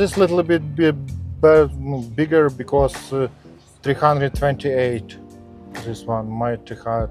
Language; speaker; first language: English; non-native, learner; Ukrainian